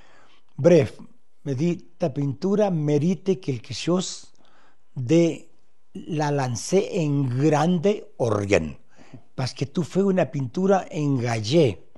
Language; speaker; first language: French; non-native, fluent; Spanish